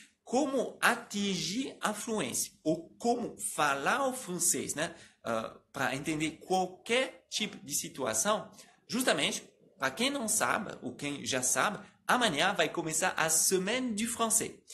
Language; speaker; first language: Portuguese; non-native, fluent; French